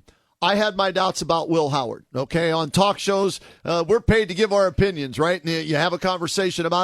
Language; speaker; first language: English; native; English